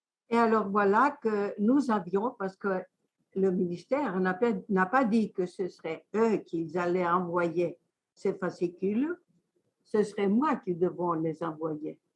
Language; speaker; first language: French; non-native, fluent; Greek